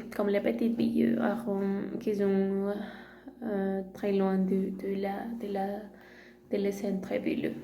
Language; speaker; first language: French; non-native, learner; Spanish